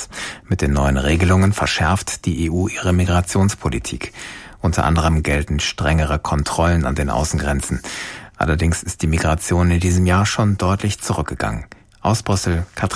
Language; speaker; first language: German; native; German